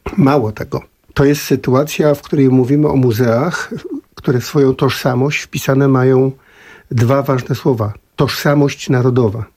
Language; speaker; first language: Polish; native; Polish